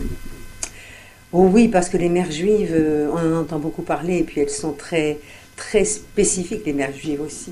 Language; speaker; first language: French; native; French